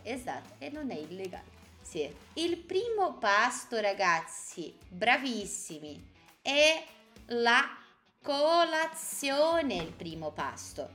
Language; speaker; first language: Italian; non-native, fluent; Portuguese